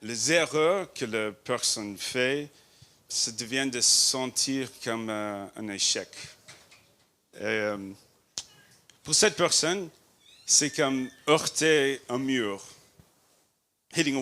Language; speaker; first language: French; non-native, learner; English